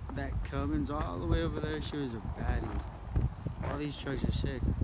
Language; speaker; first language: English; native; English